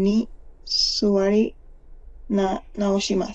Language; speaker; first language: Japanese; non-native, learner; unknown